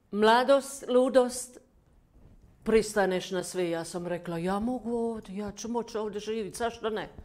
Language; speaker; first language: Croatian; non-native, fluent; German